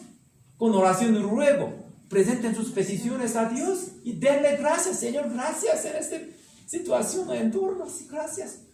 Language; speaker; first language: Spanish; non-native, learner; Korean